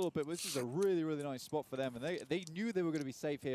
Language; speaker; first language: English; native; English